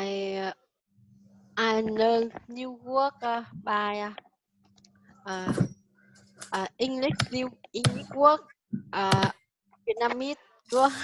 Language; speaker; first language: English; non-native, learner; Vietnamese